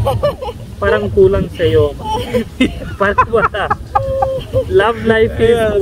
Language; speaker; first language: Filipino; non-native, learner; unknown